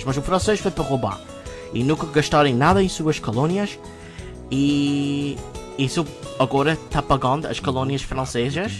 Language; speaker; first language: Portuguese; non-native, learner; English